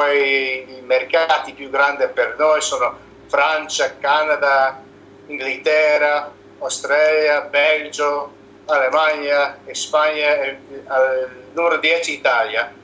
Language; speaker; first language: Italian; non-native, learner; English